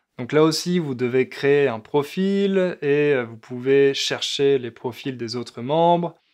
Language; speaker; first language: French; native; French